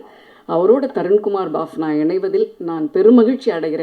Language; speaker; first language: Tamil; native; Tamil